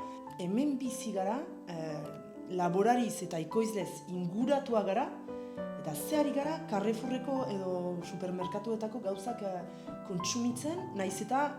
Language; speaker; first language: Basque; native; Basque